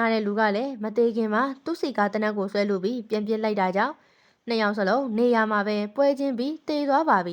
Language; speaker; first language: Burmese; native; Burmese